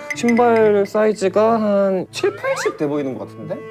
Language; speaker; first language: Korean; native; Korean